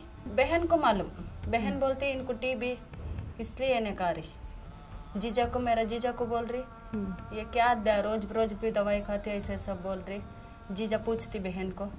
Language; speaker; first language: Hindi; non-native, local second language; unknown